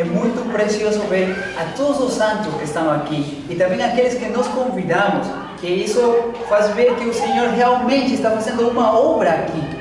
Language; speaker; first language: Portuguese; non-native, fluent; Spanish